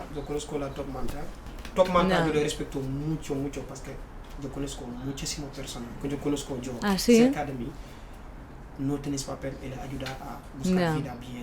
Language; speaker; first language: Spanish; non-native, local second language; Wolof